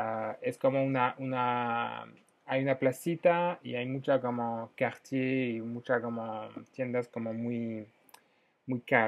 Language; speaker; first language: Spanish; non-native, fluent; French